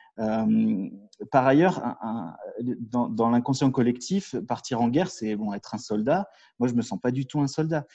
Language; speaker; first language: French; native; French